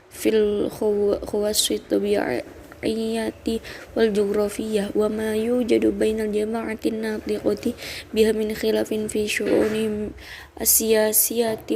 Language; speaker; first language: Arabic; non-native, learner; Indonesian